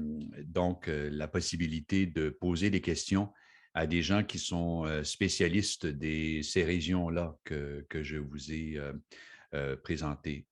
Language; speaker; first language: French; native; French